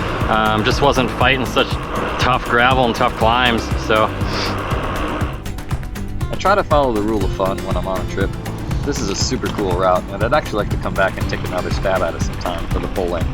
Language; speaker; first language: English; native; English